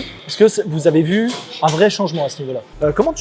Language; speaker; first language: French; native; French